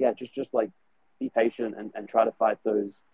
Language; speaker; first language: English; native; English